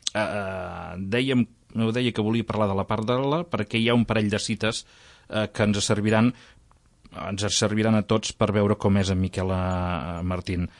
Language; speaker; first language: Catalan; native; Catalan